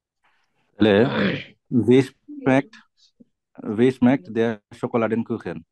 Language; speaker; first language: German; non-native, learner; Bangla